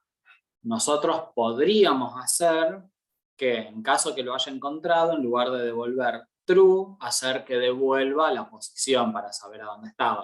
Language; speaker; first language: Spanish; native; Spanish